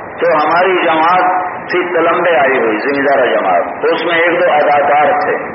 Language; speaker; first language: Urdu; non-native, local second language; Punjabi